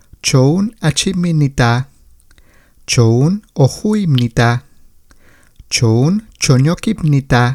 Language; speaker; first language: Korean; non-native, learner; Spanish